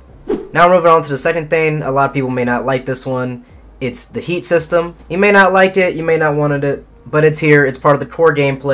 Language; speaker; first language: English; native; English